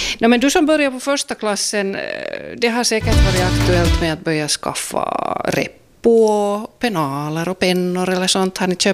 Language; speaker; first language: Swedish; native; Swedish